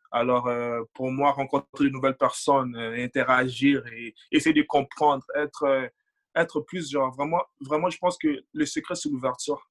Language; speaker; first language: French; early bilingual, other home language; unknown